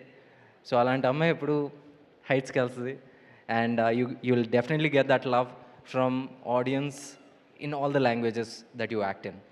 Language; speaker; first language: Telugu; native; Telugu